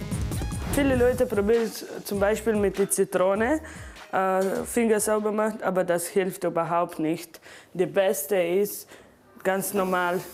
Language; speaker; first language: German; non-native, learner; Croatian